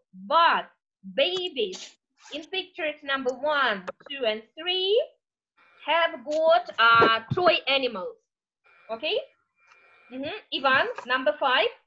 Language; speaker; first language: English; non-native, fluent; Russian